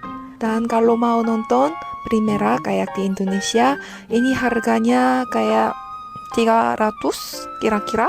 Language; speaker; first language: Indonesian; non-native, fluent; Korean